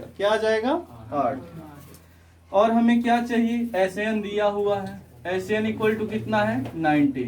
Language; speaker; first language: Hindi; native; Hindi